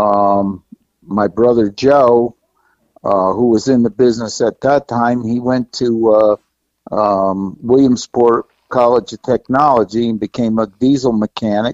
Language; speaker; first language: English; native; English